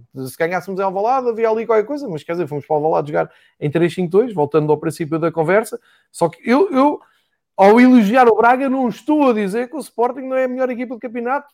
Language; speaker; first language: Portuguese; native; Portuguese